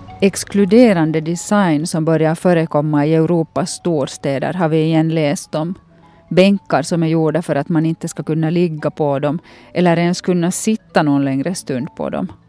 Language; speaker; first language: Swedish; native; Swedish